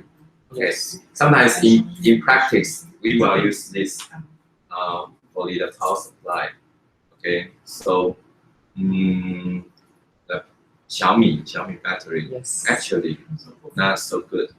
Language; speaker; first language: English; non-native, fluent; Chinese